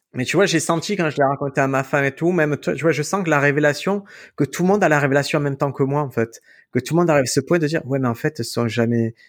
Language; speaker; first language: French; native; French